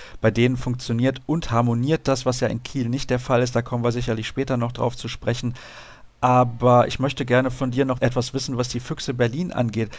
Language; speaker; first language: German; native; German